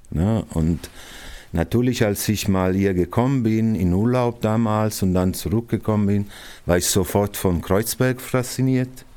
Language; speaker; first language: German; non-native, fluent; Italian